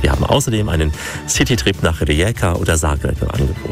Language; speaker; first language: German; native; German